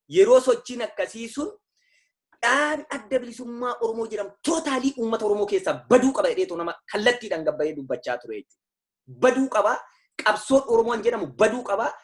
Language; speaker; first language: Oromo; native; Oromo